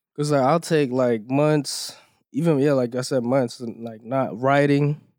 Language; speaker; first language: English; early bilingual, other home language; Iloko